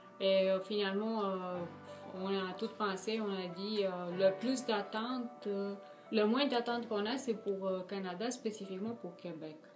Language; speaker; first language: French; non-native, fluent; Romanian